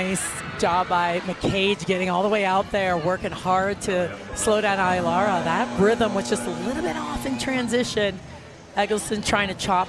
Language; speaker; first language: English; native; English